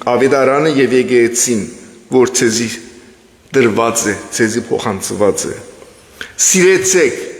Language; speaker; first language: Armenian; native; Armenian